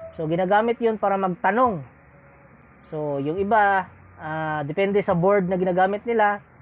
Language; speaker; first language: Filipino; non-native, local second language; Cebuano